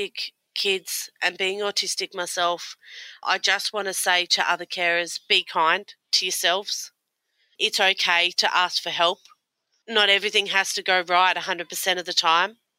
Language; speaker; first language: English; native; English